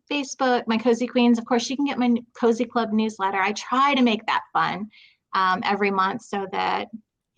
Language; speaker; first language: English; native; English